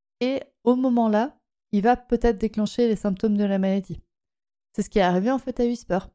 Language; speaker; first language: French; native; French